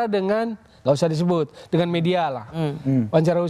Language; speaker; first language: Indonesian; native; Indonesian